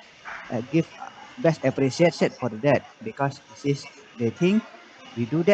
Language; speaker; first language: English; non-native, learner; Indonesian